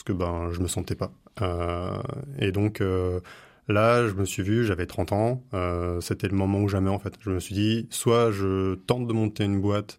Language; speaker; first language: French; native; French